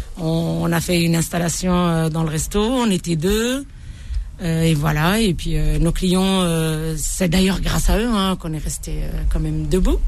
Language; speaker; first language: French; non-native, local second language; Arabic